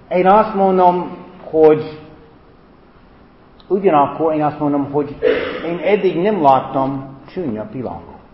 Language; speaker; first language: Hungarian; non-native, fluent; English